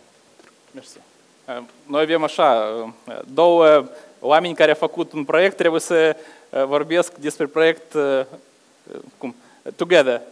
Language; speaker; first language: Romanian; non-native, local second language; Russian